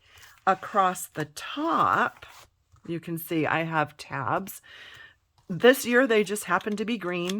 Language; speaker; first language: English; native; English